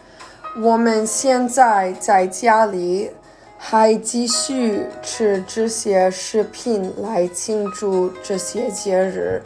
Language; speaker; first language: Chinese; early bilingual, heritage; Chinese